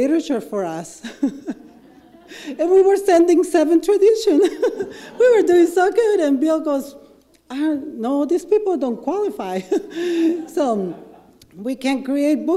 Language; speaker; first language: English; non-native, fluent; Spanish